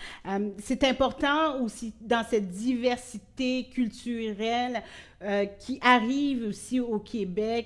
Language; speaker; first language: French; native; French